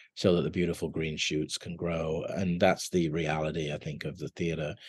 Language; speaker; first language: English; native; English